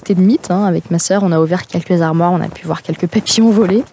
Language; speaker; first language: French; native; French